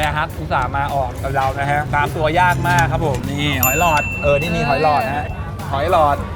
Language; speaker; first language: Thai; native; Thai